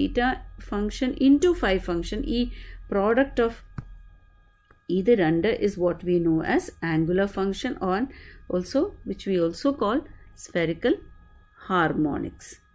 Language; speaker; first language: English; non-native, local second language; Malayalam